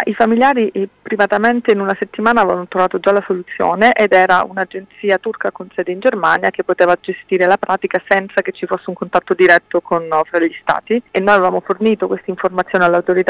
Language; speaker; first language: Italian; native; Italian